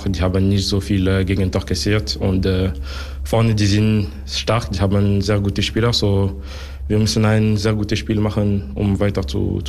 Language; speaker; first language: German; non-native, local second language; French